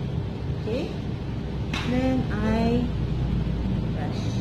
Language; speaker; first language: English; non-native, learner; Indonesian